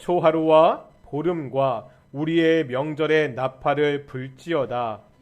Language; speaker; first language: Korean; native; Korean